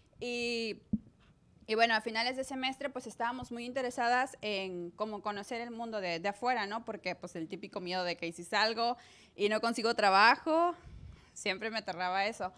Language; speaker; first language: Spanish; native; Spanish